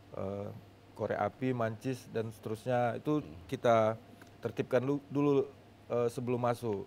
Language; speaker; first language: Indonesian; native; Indonesian